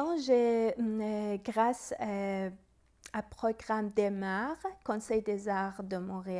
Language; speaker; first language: French; non-native, fluent; Persian